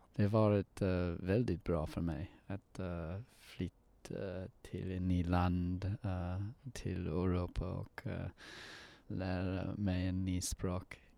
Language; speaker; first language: Swedish; non-native, learner; English